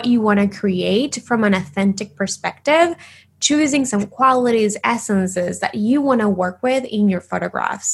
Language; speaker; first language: English; non-native, fluent; Spanish